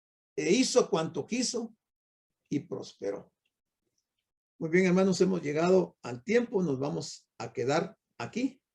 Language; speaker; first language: Spanish; native; Spanish